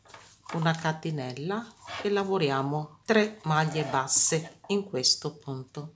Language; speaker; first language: Italian; non-native, fluent; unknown